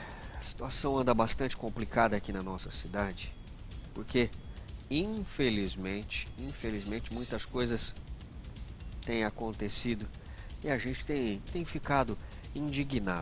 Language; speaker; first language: Portuguese; native; Portuguese